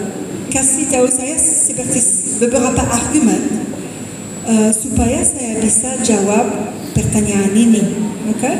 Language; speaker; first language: Indonesian; non-native, fluent; English